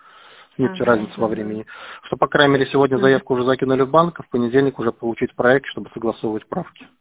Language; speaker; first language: Russian; native; Russian